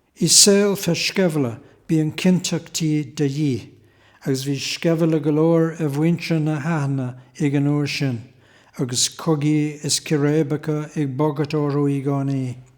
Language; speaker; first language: Irish; native; Irish